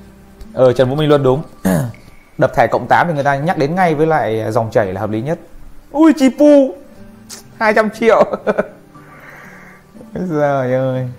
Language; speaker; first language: Vietnamese; native; Vietnamese